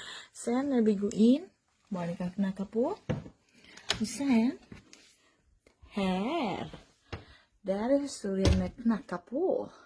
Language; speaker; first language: Swedish; non-native, learner; Filipino